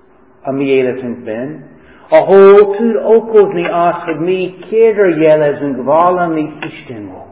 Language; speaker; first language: Hungarian; non-native, fluent; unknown